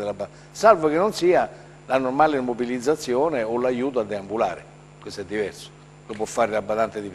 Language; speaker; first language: Italian; native; Italian